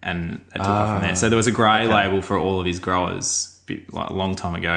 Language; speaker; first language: English; native; English